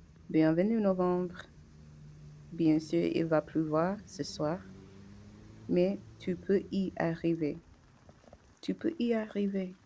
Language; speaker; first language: French; non-native, learner; English